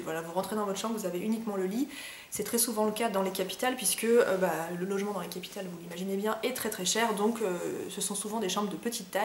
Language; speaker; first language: French; native; French